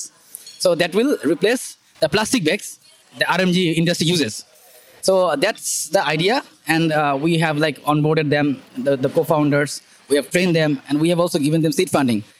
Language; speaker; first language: English; non-native, local second language; Bangla